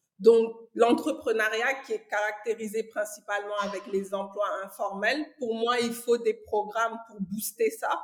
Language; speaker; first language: French; non-native, local second language; Wolof